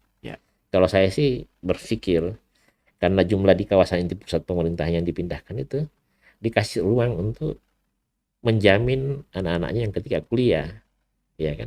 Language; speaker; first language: Indonesian; native; Indonesian